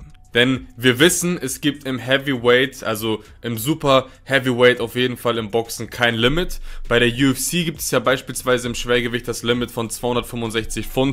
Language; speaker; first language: German; native; German